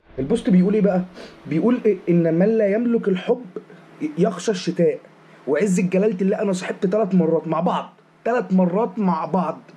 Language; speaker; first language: Arabic; native; Arabic